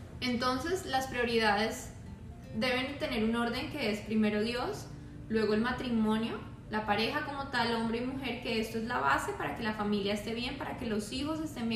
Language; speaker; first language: Spanish; native; Spanish